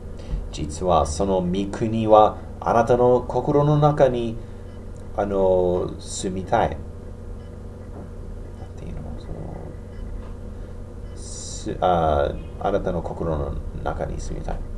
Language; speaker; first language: Japanese; non-native, learner; English